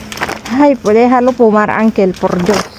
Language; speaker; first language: Spanish; non-native, learner; Filipino